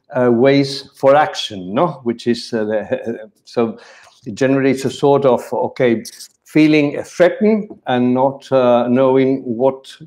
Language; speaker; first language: English; non-native, fluent; Spanish